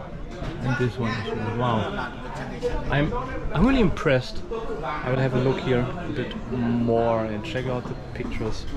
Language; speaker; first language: English; non-native, fluent; German